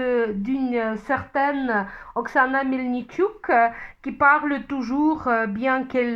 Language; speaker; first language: French; non-native, fluent; Russian